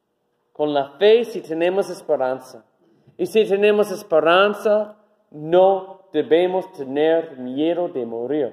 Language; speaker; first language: Spanish; non-native, learner; English